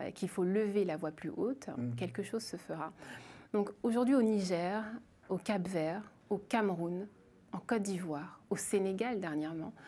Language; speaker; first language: French; native; French